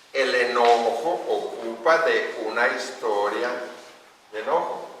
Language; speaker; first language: Spanish; non-native, fluent; English